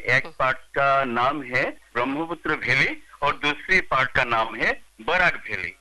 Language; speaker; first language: Hindi; non-native, local second language; Bangla